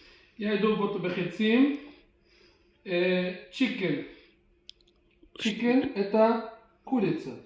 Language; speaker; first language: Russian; early bilingual, heritage; Russian